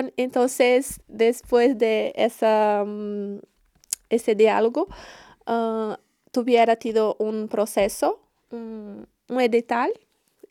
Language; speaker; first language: Spanish; non-native, learner; Portuguese